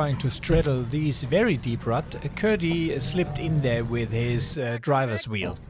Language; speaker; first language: English; native; English